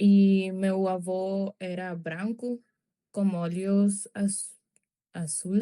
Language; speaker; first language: Portuguese; non-native, learner; Spanish